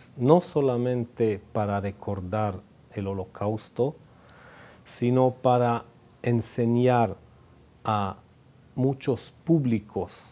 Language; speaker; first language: Spanish; non-native, fluent; Hebrew